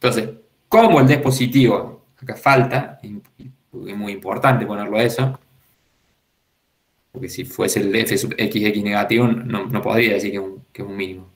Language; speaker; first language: Spanish; native; Spanish